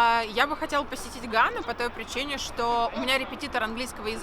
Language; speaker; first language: Russian; native; Russian